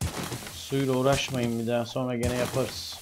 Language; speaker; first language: Turkish; native; Turkish